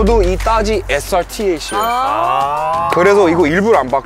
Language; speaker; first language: Korean; non-native, learner; English